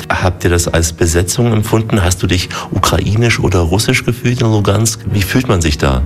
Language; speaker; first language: German; native; German